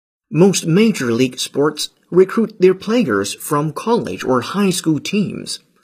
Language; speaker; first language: English; non-native, fluent; Chinese